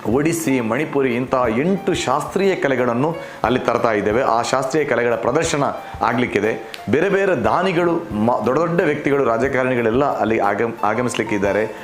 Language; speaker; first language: Kannada; non-native, local second language; Tulu